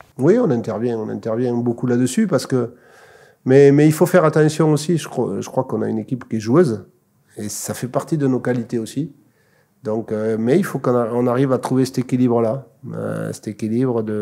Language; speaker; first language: French; native; French